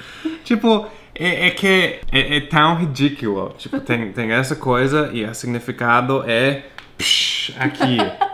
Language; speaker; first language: Portuguese; non-native, fluent; English